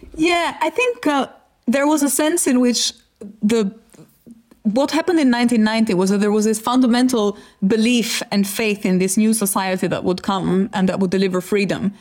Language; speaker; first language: English; non-native, fluent; Albanian